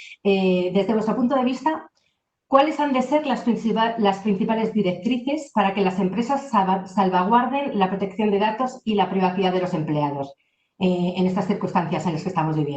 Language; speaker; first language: Spanish; native; Spanish